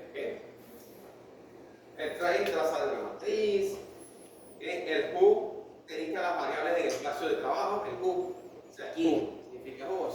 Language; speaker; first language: Spanish; native; Spanish